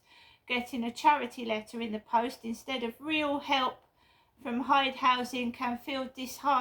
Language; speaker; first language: English; native; English